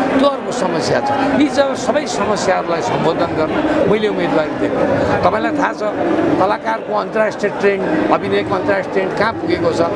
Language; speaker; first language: Nepali; native; Nepali